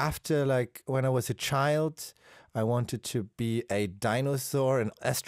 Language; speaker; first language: English; non-native, fluent; German